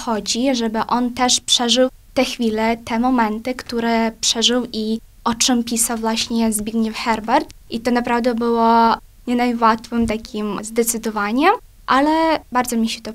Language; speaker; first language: Polish; non-native, fluent; Ukrainian